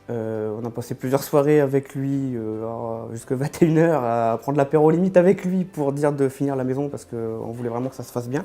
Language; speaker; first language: French; native; French